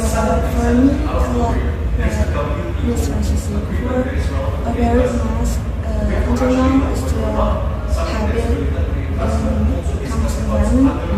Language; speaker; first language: English; non-native, learner; Indonesian